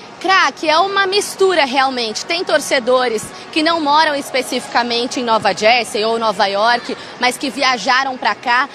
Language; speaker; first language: Portuguese; native; Portuguese